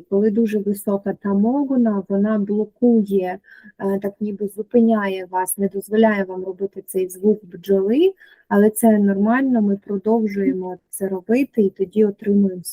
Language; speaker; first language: Ukrainian; native; Ukrainian